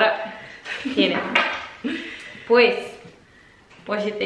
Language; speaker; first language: Spanish; non-native, fluent; Italian